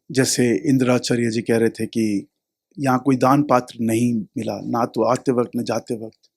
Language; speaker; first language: Hindi; non-native, local second language; Tamil